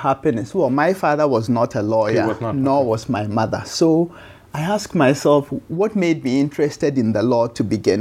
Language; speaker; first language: English; non-native, local second language; Akan